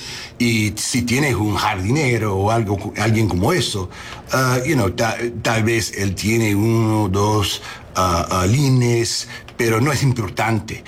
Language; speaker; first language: Spanish; non-native, learner; English